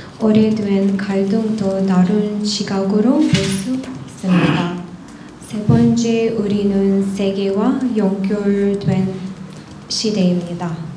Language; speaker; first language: Korean; non-native, learner; Russian